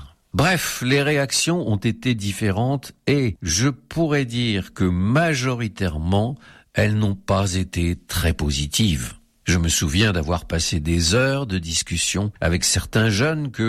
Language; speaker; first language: French; native; French